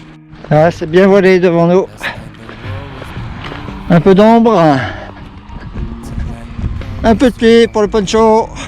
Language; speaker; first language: French; native; French